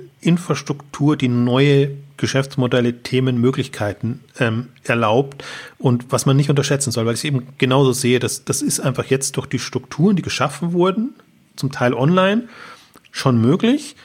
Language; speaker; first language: German; native; German